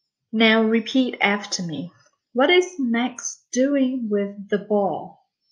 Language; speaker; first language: English; non-native, fluent; Vietnamese